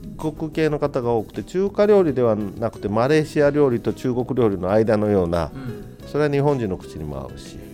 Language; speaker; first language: Japanese; native; Japanese